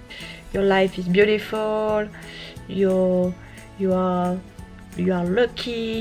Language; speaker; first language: English; non-native, learner; French